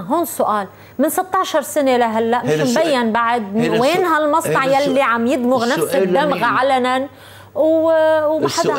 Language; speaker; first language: Arabic; native; Arabic